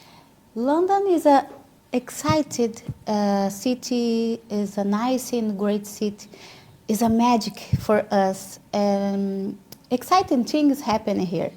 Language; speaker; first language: English; non-native, learner; Portuguese